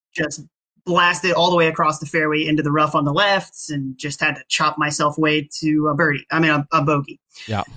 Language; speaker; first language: English; native; English